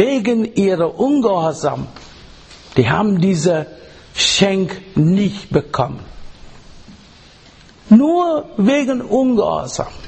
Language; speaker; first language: German; non-native, learner; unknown